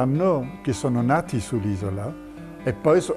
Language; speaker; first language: Italian; non-native, fluent; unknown